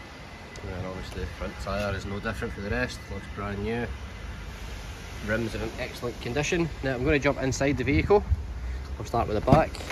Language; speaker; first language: English; native; English